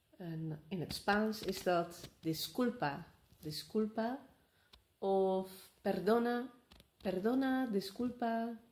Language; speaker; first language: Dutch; native; Dutch